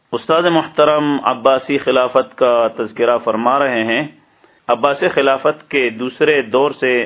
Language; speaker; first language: Urdu; native; Urdu